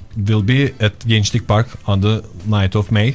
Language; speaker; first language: English; non-native, fluent; Turkish